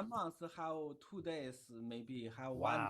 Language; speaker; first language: English; non-native, learner; Chinese